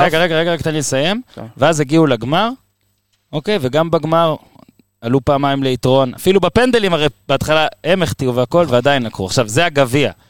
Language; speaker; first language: Hebrew; native; Hebrew